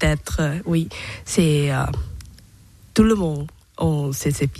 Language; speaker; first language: French; non-native, learner; Thai